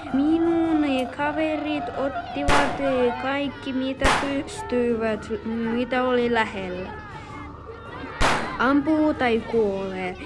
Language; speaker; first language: Finnish; non-native, learner; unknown